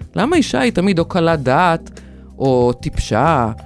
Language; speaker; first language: Hebrew; non-native, fluent; Lithuanian